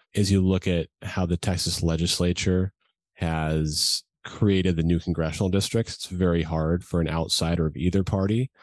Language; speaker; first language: English; native; English